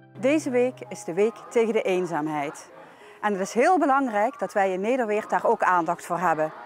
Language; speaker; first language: Dutch; native; Dutch